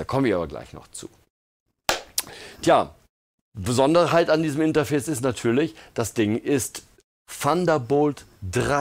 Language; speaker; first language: German; native; German